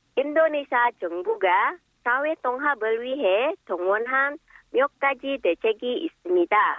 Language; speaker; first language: Korean; non-native, fluent; Indonesian